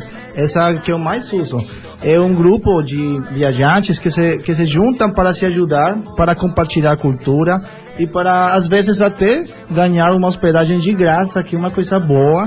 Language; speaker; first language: Portuguese; non-native, fluent; Spanish